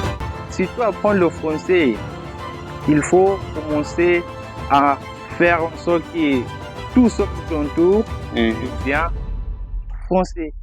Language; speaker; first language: French; non-native, fluent; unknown